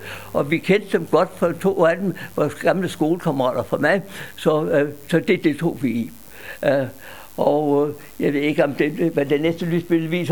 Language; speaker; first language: Danish; native; Danish